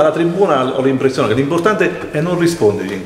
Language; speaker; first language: Italian; native; Italian